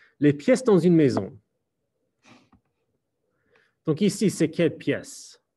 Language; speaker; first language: French; non-native, fluent; English